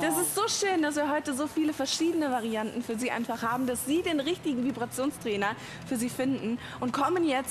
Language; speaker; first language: German; native; German